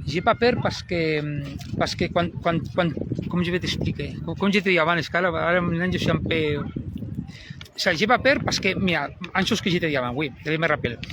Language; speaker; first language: French; non-native, learner; Spanish